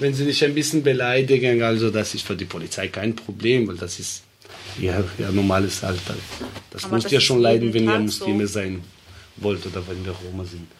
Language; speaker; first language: German; early bilingual, other home language; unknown